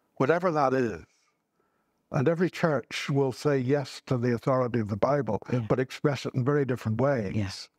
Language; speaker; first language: English; native; English